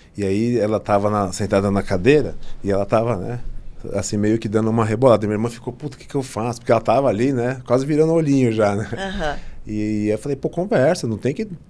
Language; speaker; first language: Portuguese; native; Portuguese